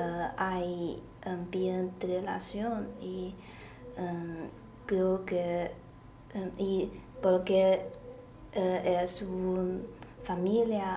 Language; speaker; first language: Spanish; non-native, learner; Chinese